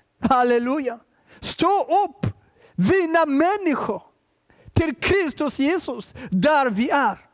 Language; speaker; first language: Swedish; non-native, fluent; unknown